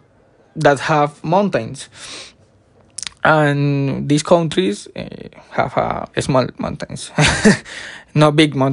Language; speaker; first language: English; non-native, learner; Spanish